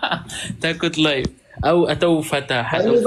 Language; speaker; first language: Indonesian; non-native, fluent; Arabic